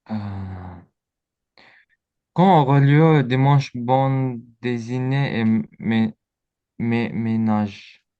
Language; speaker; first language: French; non-native, learner; Azerbaijani